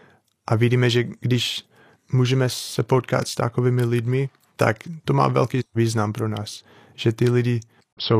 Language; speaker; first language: Czech; non-native, fluent; English